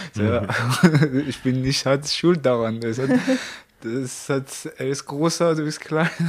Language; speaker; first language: German; non-native, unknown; Persian